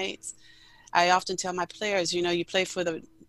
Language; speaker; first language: English; native; English